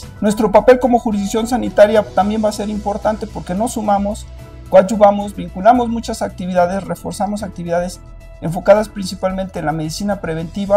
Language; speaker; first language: Spanish; native; Spanish